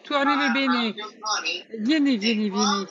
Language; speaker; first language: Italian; non-native, learner; French